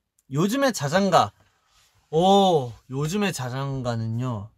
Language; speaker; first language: Korean; early bilingual, heritage; Korean